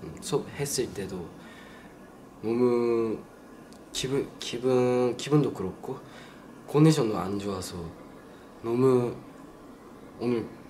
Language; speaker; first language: Korean; non-native, learner; Japanese